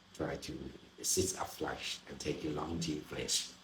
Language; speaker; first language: English; non-native, learner; Thai